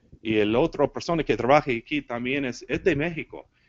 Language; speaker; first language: Spanish; non-native, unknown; English